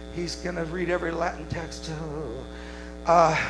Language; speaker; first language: English; native; English